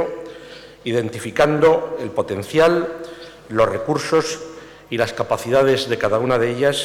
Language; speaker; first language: Spanish; native; Spanish